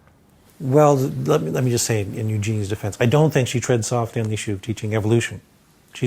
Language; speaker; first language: English; native; English